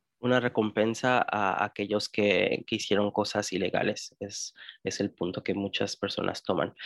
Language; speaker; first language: Spanish; early bilingual, heritage; Spanish